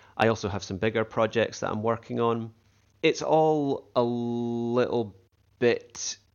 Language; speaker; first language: English; native; English